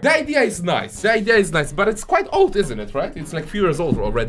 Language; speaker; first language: English; non-native, fluent; Polish